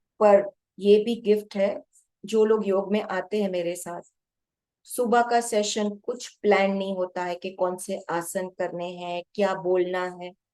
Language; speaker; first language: Hindi; non-native, local second language; Gujarati